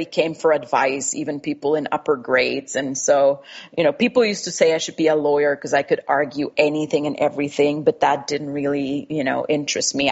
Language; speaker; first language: English; non-native, fluent; Spanish